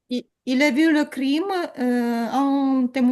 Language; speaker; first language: French; non-native, learner; Ukrainian